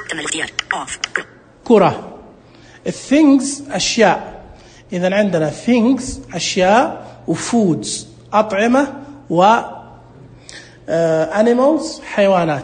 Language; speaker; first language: Arabic; native; Arabic